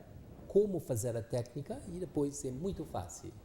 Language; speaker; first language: Portuguese; non-native, fluent; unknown